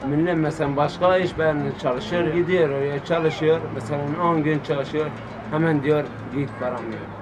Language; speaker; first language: Turkish; non-native, learner; Arabic